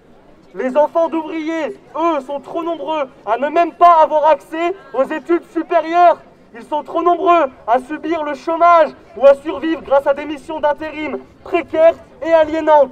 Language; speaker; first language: French; native; French